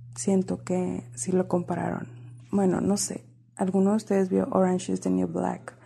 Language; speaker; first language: Spanish; native; Spanish